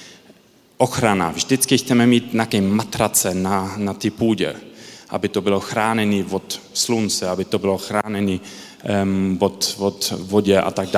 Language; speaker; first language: Czech; early bilingual, heritage; Czech